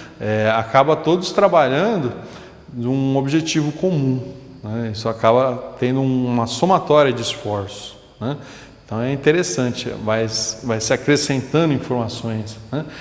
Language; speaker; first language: Portuguese; native; Portuguese